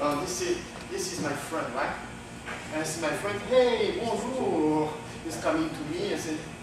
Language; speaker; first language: English; non-native, fluent; French